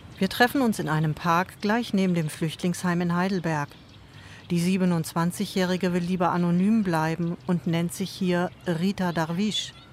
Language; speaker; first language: German; native; German